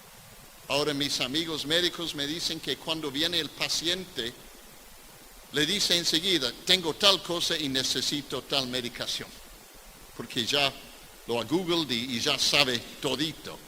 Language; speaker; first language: Spanish; non-native, fluent; English